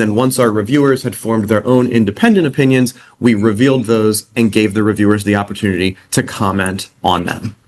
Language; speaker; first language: English; native; English